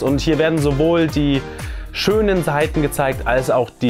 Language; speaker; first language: German; native; German